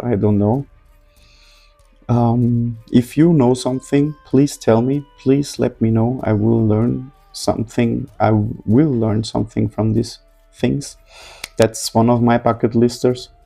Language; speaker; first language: English; non-native, fluent; German